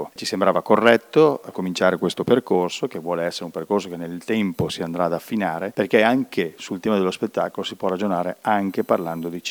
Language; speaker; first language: Italian; native; Italian